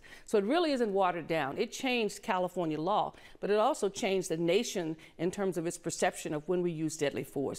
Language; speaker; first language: English; native; English